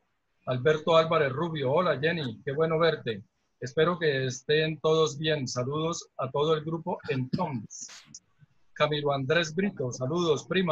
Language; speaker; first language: Spanish; native; Spanish